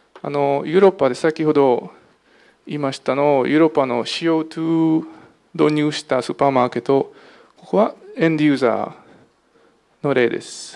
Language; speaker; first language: Japanese; non-native, fluent; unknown